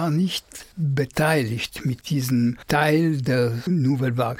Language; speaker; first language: German; non-native, fluent; French